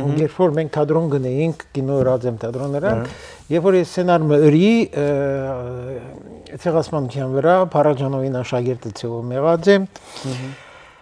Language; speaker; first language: Armenian; early bilingual, heritage; Armenian